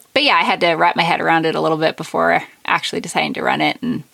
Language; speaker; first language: English; native; English